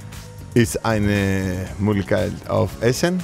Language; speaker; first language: German; non-native, learner; Spanish